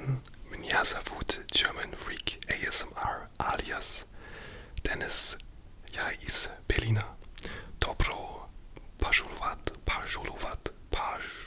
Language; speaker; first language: Russian; non-native, learner; German